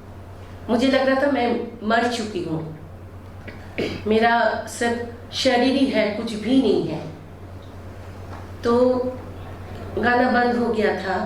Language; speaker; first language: Hindi; non-native, local second language; Bangla